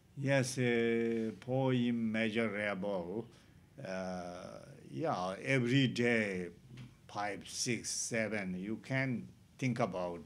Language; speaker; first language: English; non-native, learner; Tibetan